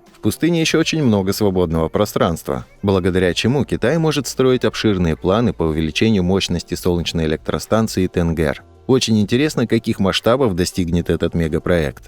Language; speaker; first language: Russian; native; Russian